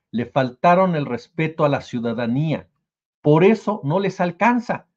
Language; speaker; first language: Spanish; native; Spanish